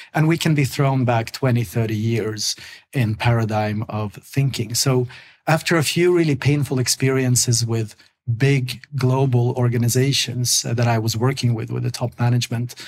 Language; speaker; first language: English; non-native, fluent; Swedish